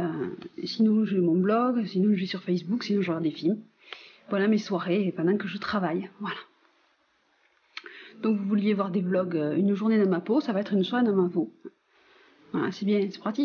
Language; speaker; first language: French; native; French